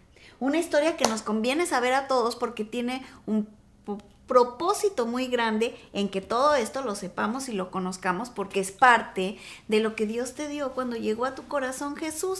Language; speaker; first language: Spanish; native; Spanish